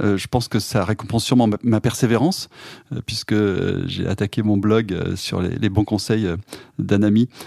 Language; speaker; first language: French; native; French